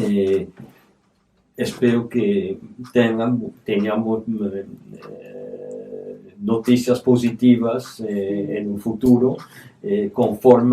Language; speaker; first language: Portuguese; non-native, fluent; French